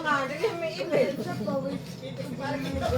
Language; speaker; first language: Filipino; native; Filipino